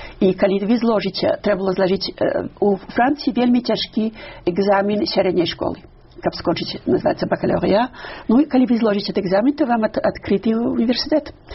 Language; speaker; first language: Belarusian; early bilingual, heritage; Belarusian